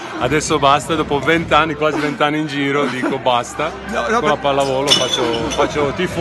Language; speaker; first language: Italian; non-native, fluent; Croatian